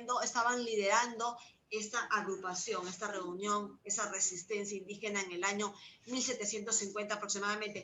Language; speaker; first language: Spanish; native; Spanish